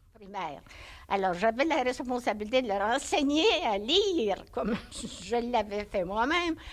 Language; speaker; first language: French; native; French